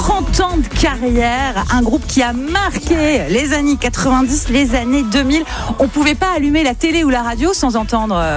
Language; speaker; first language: French; native; French